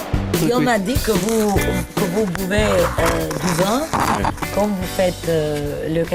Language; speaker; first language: French; non-native, learner; Albanian